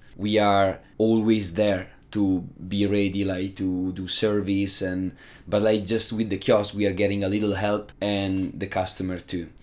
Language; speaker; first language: English; non-native, fluent; Italian